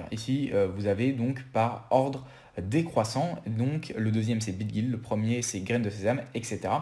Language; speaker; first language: French; native; French